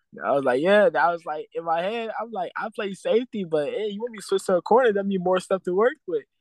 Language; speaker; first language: English; native; English